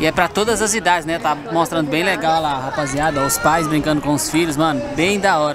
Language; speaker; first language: Portuguese; native; Portuguese